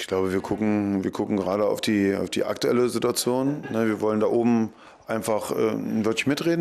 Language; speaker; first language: German; native; German